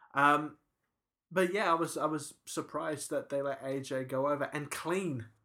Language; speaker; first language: English; native; English